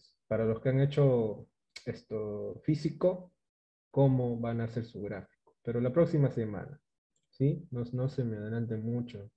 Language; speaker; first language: Spanish; native; Spanish